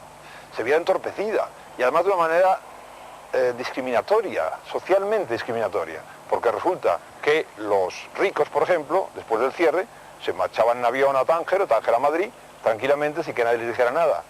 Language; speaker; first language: Spanish; native; Spanish